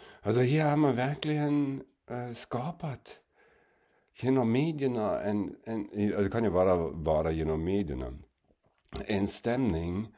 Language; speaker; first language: Swedish; non-native, fluent; German